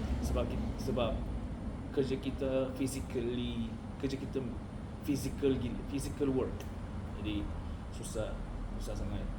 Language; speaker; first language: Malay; non-native, learner; Korean